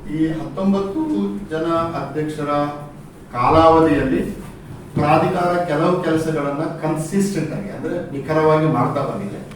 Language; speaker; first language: Kannada; native; Kannada